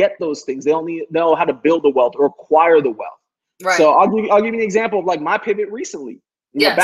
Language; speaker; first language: English; native; English